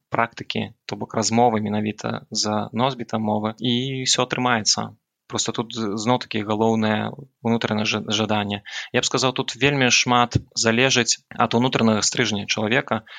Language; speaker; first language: Belarusian; non-native, local second language; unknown